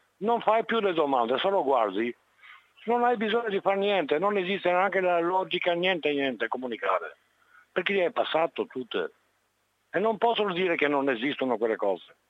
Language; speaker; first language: Italian; non-native, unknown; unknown